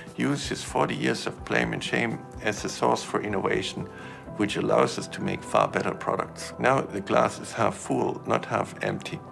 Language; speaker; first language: English; non-native, fluent; German